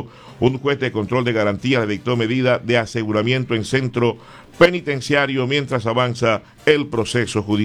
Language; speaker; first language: Spanish; native; Spanish